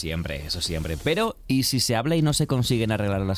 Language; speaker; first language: Spanish; native; Spanish